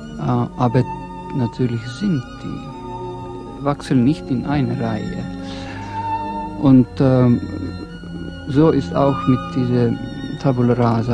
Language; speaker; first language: German; non-native, fluent; Estonian